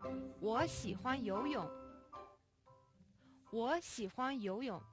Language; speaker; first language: Chinese; non-native, fluent; Mongolian